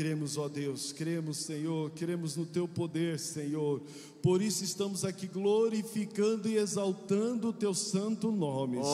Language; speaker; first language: Portuguese; native; Portuguese